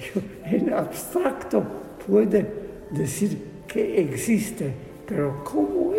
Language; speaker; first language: Spanish; non-native, fluent; Polish